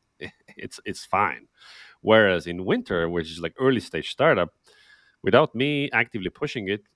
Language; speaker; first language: English; non-native, fluent; Estonian